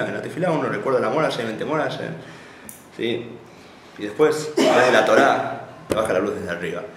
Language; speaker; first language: Spanish; native; Spanish